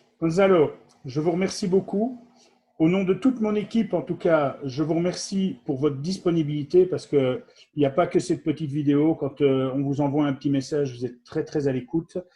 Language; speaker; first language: French; native; French